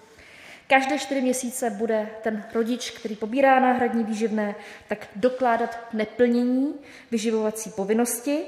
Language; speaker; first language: Czech; native; Czech